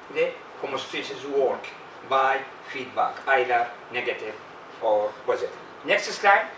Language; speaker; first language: English; non-native, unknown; Arabic